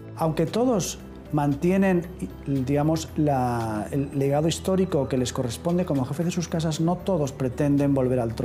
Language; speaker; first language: Spanish; native; Spanish